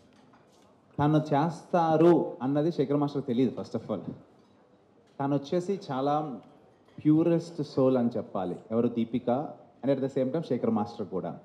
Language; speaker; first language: Telugu; native; Telugu